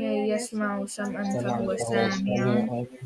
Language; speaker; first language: Arabic; non-native, learner; English